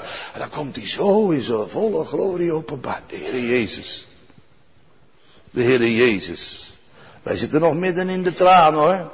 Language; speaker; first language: Dutch; native; Dutch